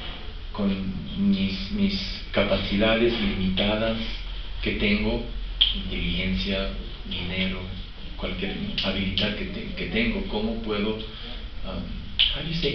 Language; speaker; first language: Spanish; non-native, fluent; French